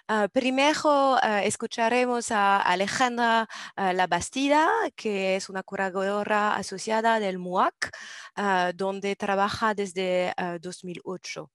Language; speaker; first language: Spanish; non-native, learner; English